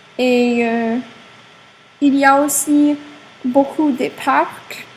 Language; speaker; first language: French; non-native, learner; English